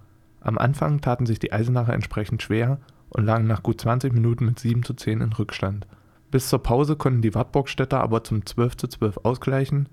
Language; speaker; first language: German; native; German